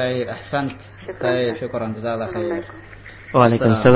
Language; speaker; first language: Arabic; non-native, fluent; Indonesian